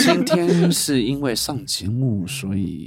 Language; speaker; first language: Chinese; native; Chinese